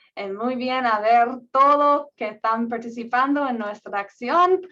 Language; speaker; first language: Spanish; non-native, learner; English